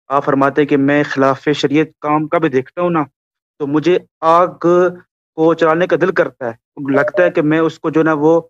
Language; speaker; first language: Urdu; native; Urdu